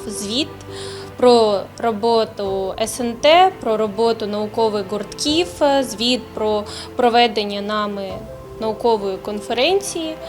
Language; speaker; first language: Ukrainian; native; Ukrainian